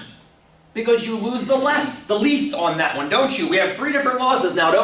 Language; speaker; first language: English; native; English